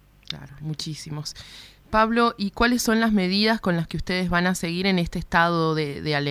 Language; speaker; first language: Spanish; native; Spanish